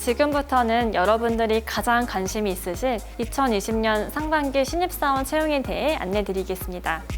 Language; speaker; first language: Korean; native; Korean